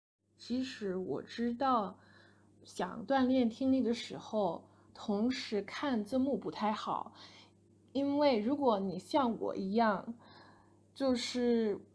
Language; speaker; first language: Chinese; non-native, fluent; English